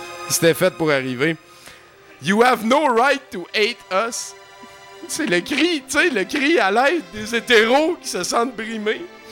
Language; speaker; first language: French; native; French